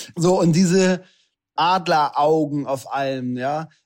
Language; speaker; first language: German; native; German